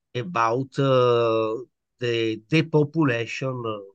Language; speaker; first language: English; non-native, learner; Italian